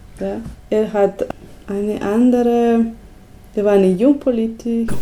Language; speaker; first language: German; non-native, learner; Spanish